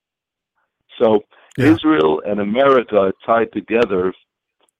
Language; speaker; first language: English; native; English